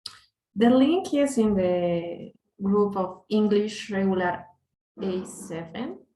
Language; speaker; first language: English; non-native, learner; Spanish